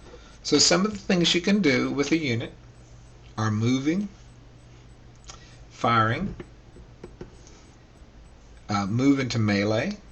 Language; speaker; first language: English; native; English